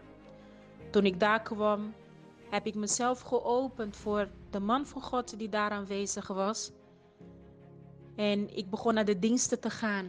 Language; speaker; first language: Dutch; non-native, fluent; Portuguese